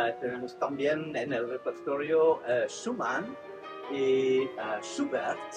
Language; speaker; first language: Spanish; non-native, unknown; French